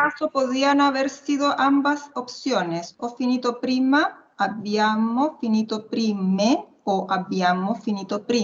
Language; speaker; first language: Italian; non-native, learner; Spanish